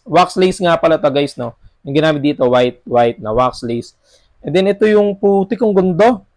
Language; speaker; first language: Filipino; native; Filipino